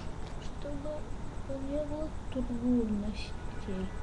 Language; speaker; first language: Russian; non-native, learner; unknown